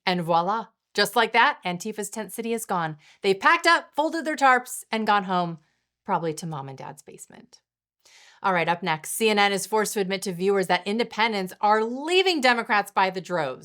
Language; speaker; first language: English; native; English